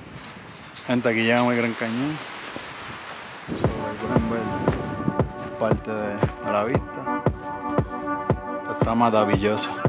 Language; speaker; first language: Spanish; native; Spanish